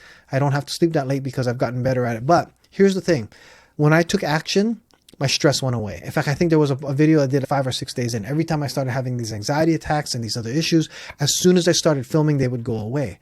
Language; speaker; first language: English; native; English